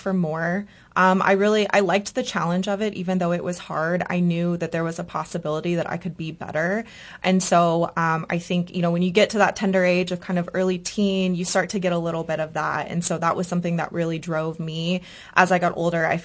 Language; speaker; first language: English; native; English